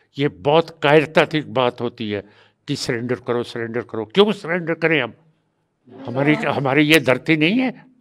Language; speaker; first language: Hindi; non-native, local second language; Punjabi